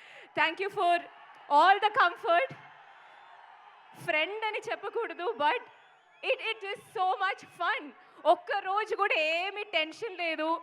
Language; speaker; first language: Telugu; non-native, fluent; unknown